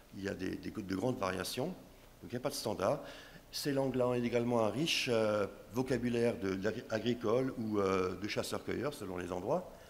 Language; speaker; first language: French; non-native, local second language; Swiss German